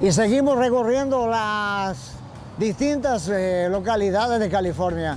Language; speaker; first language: Spanish; native; Spanish